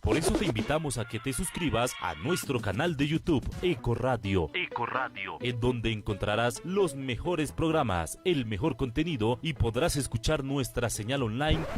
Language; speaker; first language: Spanish; native; Spanish